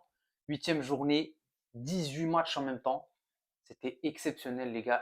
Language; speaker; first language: French; native; French